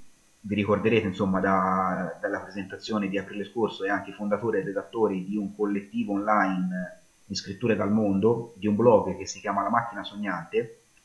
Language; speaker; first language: Italian; native; Italian